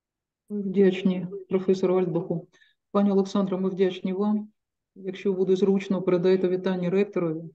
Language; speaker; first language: Ukrainian; native; Ukrainian